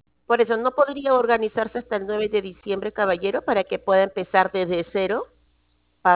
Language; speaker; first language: Spanish; native; Spanish